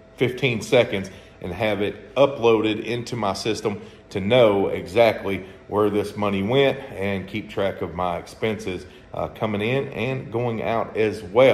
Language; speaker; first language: English; native; English